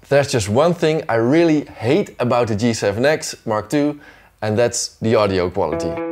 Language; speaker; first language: English; non-native, fluent; Dutch